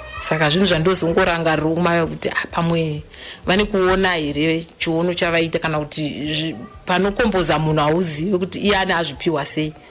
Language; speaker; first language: Shona; native; Shona